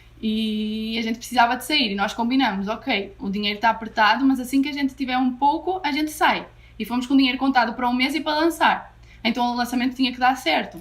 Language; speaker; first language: Portuguese; native; Portuguese